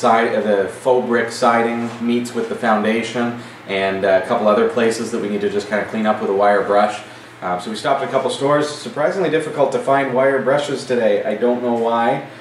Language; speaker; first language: English; native; English